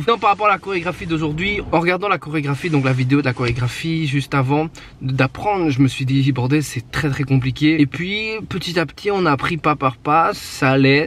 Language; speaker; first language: French; native; French